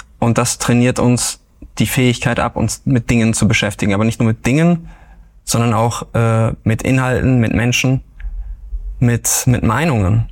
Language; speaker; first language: German; native; German